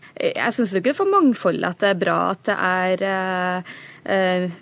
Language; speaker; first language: Norwegian; native; Norwegian